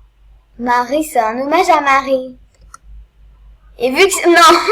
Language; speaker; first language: French; native; French